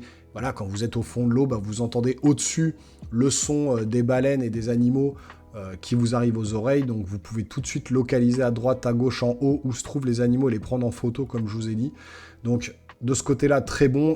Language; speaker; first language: French; native; French